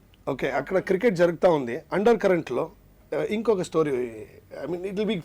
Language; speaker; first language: Telugu; non-native, learner; Kannada